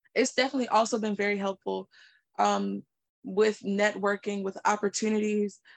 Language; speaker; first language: English; native; English